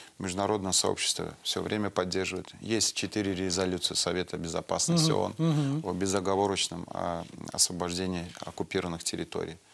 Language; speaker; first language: Russian; non-native, local second language; Azerbaijani